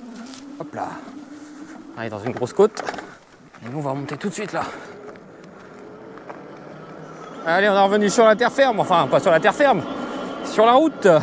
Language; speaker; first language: French; native; French